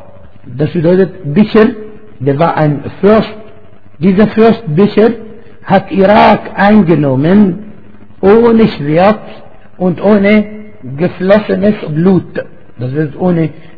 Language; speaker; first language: German; non-native, fluent; Arabic